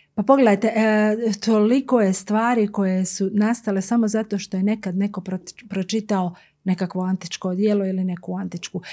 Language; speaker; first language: Croatian; native; Croatian